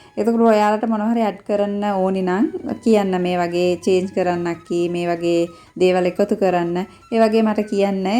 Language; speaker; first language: Sinhala; non-native, local second language; Tamil